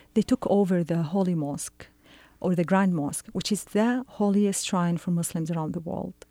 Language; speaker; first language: English; non-native, fluent; Arabic